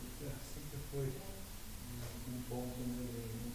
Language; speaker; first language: Portuguese; non-native, learner; Spanish